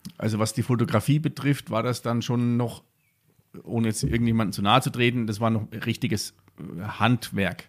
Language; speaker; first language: German; native; German